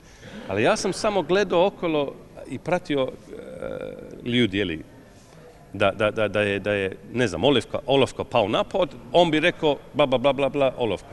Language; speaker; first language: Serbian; non-native, fluent; English